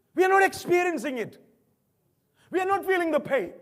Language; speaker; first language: English; non-native, local second language; Malayalam